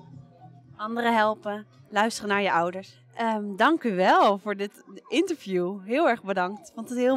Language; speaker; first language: Dutch; native; Dutch